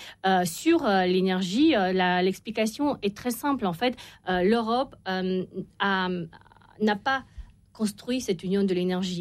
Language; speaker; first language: French; non-native, fluent; Romanian